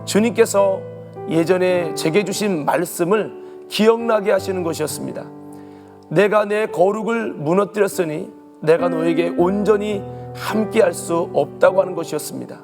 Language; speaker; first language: Korean; native; Korean